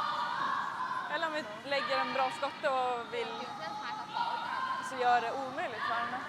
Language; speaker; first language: Swedish; native; Swedish